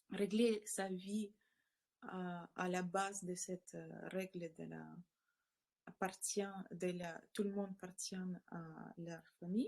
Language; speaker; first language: French; non-native, learner; Russian